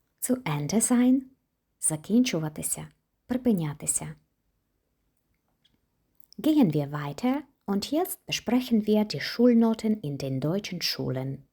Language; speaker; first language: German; non-native, fluent; Ukrainian